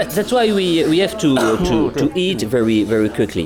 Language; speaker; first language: English; non-native, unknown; French